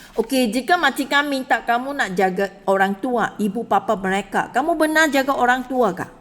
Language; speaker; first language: Malay; non-native, local second language; Chinese